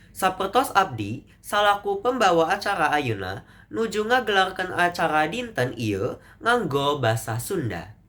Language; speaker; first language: Sundanese; non-native, local second language; Indonesian